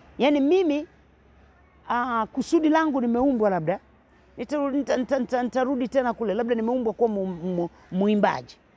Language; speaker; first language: Swahili; native; Swahili